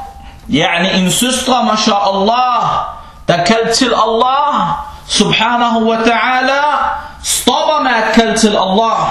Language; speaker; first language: Danish; non-native, fluent; Arabic